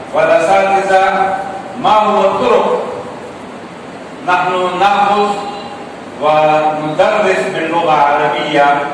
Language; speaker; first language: Arabic; non-native, learner; Urdu